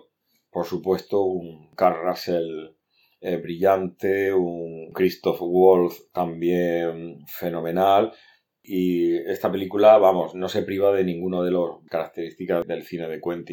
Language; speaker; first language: Spanish; native; Spanish